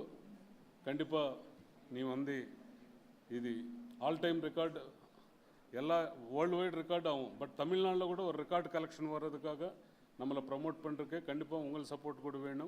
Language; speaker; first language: Tamil; non-native, local second language; Telugu